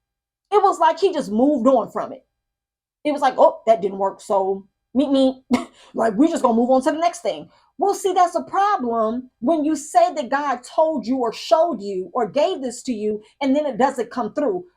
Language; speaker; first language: English; native; English